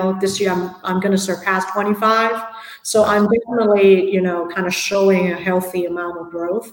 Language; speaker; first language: English; non-native, local second language; Cantonese